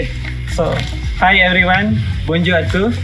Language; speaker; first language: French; non-native, learner; Malay